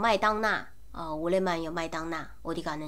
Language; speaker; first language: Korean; non-native, fluent; Chinese